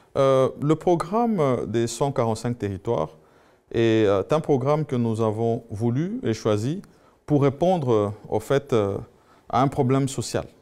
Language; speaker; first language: French; non-native, local second language; Swahili